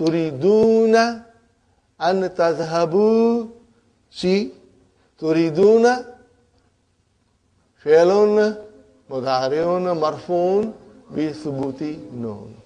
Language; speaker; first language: Arabic; non-native, fluent; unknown